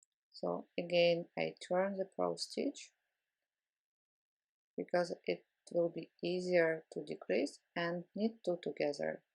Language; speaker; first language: English; non-native, fluent; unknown